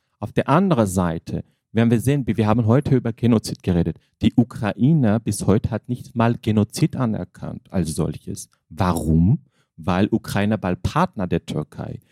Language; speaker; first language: German; non-native, fluent; Armenian